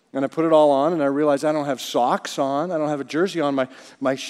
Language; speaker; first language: English; native; English